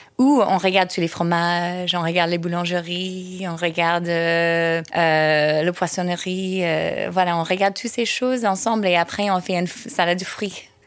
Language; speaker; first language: French; non-native, fluent; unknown